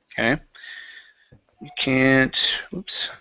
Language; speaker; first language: English; native; English